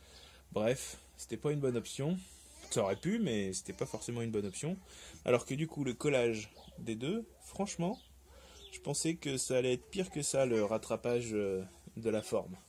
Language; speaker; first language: French; native; French